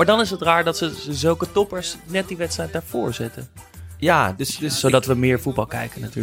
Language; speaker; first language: Dutch; native; Dutch